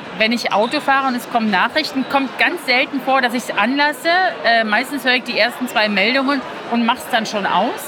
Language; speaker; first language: German; native; German